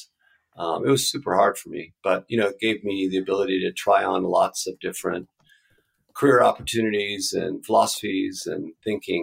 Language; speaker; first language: English; native; English